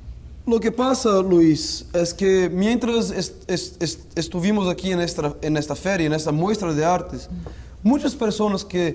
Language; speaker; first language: Spanish; non-native, fluent; Portuguese